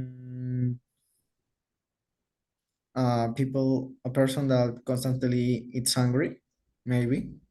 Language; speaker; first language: English; non-native, learner; Spanish